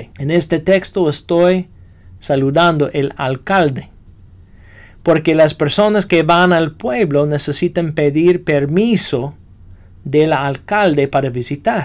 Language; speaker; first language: Spanish; non-native, fluent; English